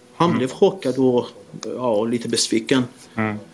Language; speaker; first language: Swedish; non-native, fluent; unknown